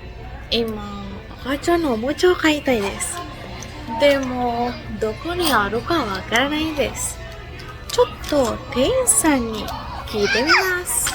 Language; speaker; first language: Japanese; non-native, learner; Sinhala